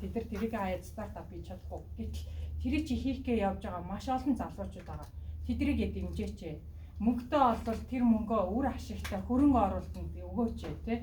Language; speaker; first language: Mongolian; native; Mongolian